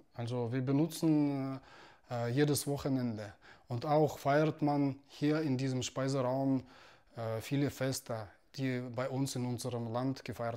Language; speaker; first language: German; non-native, fluent; Russian